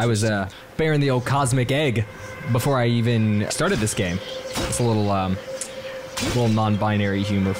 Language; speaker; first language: English; native; English